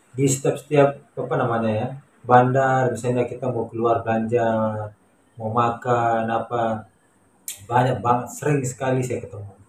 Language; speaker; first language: Indonesian; native; Indonesian